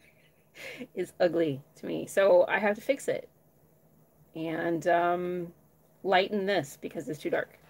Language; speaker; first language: English; native; English